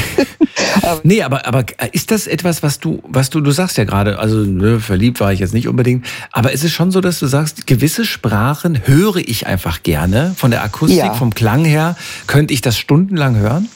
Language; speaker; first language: German; native; German